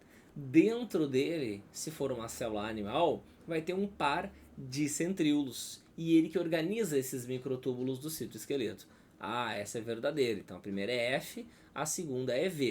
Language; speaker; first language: Portuguese; native; Portuguese